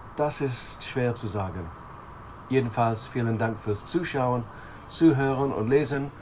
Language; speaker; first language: German; non-native, fluent; English